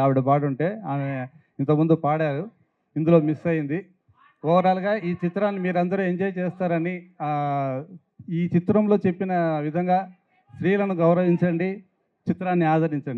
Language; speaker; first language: Telugu; native; Telugu